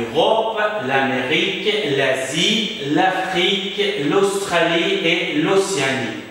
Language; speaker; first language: French; non-native, fluent; Uzbek